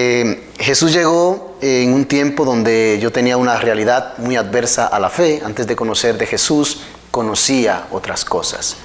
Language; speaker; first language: Spanish; native; Spanish